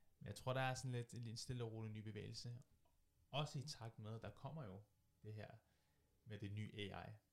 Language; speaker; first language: Danish; early bilingual, other home language; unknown